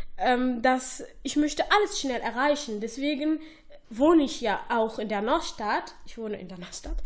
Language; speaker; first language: German; non-native, fluent; Somali